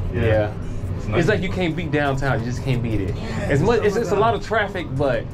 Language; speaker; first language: English; native; English